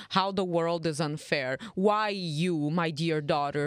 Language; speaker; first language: English; non-native, fluent; Portuguese